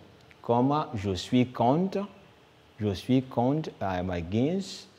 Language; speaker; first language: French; non-native, fluent; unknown